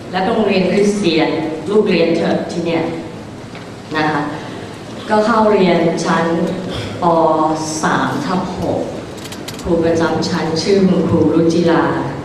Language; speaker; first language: Thai; early bilingual, other home language; English